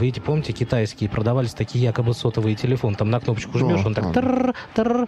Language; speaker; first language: Russian; native; Russian